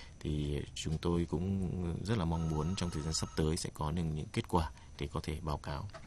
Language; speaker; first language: Vietnamese; native; Vietnamese